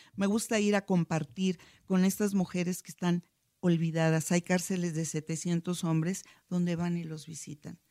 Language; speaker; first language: Spanish; native; Spanish